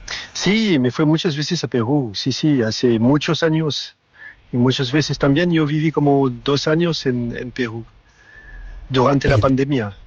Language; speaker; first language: Spanish; non-native, fluent; French